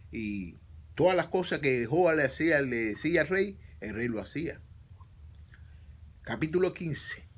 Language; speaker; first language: Spanish; native; Spanish